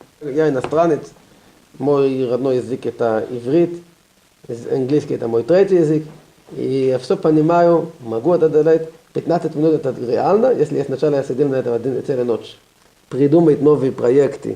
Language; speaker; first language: Russian; non-native, learner; Hebrew